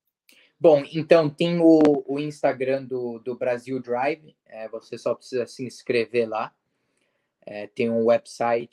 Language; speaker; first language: Portuguese; early bilingual, heritage; Portuguese